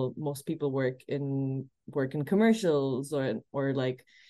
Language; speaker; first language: English; non-native, local second language; Urdu